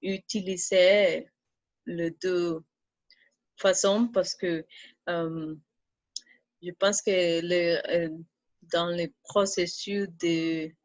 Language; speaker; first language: French; non-native, fluent; Spanish